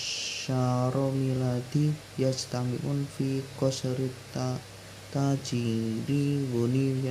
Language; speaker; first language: Arabic; non-native, learner; Indonesian